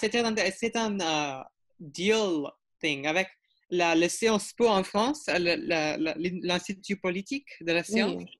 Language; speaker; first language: French; non-native, learner; English